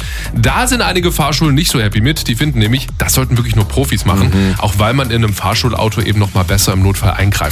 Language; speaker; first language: German; native; German